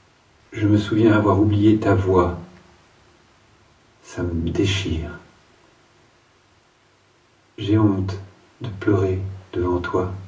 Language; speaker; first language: French; native; French